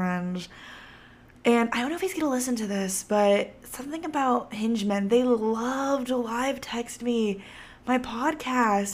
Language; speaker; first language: English; native; English